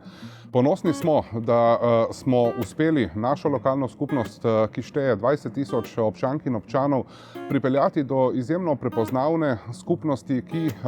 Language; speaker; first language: Slovenian; native; Slovenian